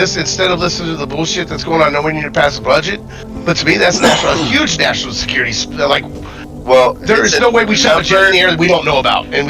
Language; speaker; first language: English; native; English